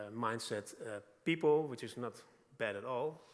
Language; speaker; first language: English; non-native, fluent; Dutch